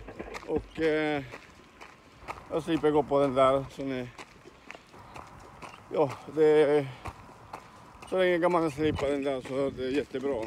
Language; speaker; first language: Swedish; non-native, learner; Spanish